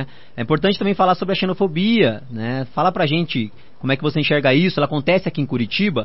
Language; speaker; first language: Portuguese; native; Portuguese